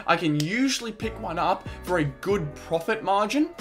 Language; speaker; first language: English; native; English